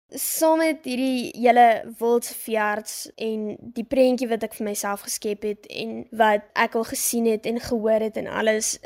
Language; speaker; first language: Afrikaans; native; Afrikaans